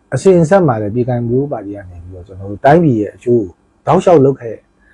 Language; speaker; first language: Burmese; native; Burmese